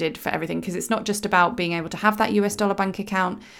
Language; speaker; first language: English; native; English